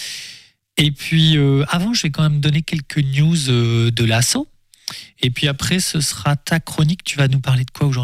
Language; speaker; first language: French; native; French